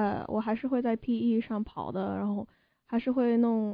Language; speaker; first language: Chinese; early bilingual, heritage; Chinese